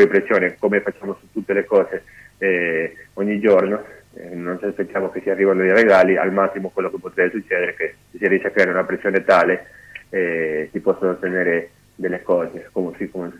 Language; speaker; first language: Italian; non-native, fluent; Spanish